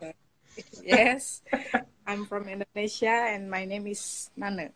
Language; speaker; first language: English; non-native, learner; Indonesian